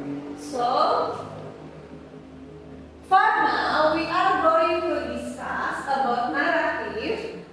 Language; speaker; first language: English; non-native, learner; Indonesian